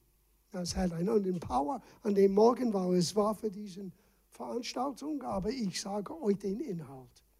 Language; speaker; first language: German; non-native, fluent; English